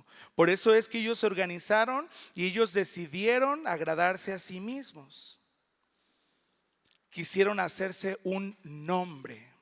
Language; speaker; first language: Spanish; native; Spanish